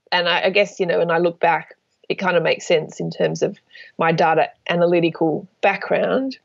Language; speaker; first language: English; native; English